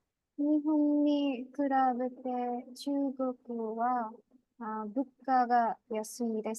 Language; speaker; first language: Japanese; non-native, learner; Bangla